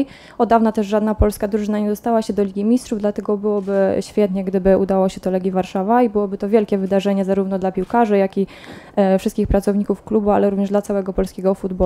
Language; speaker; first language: Polish; native; Polish